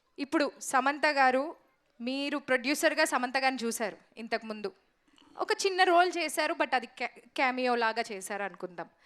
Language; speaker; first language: Telugu; native; Telugu